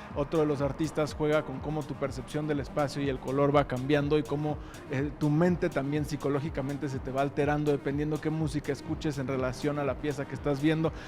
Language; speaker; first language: Spanish; native; Spanish